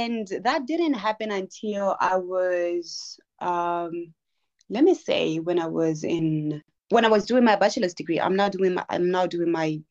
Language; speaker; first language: English; non-native, local second language; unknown